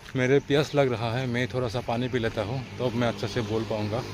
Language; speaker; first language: Hindi; non-native, local second language; Assamese